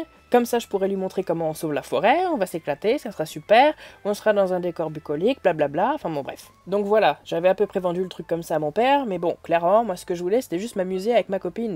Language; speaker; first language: French; native; French